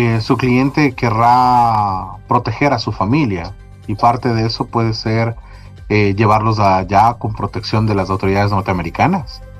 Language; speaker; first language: Spanish; native; Spanish